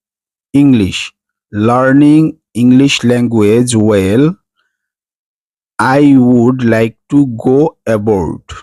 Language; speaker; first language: English; non-native, fluent; Bangla